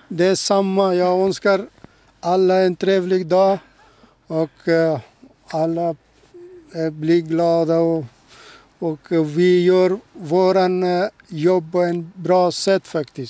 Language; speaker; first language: Swedish; non-native, local second language; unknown